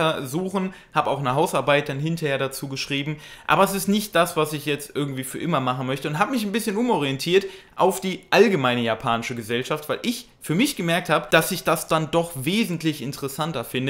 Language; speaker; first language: German; native; German